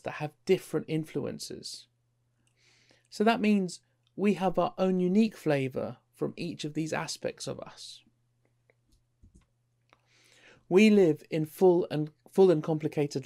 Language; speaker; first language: English; native; English